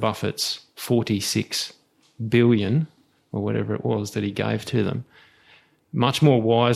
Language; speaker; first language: English; native; English